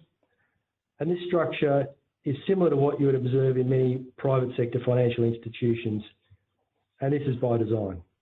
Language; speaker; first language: English; native; English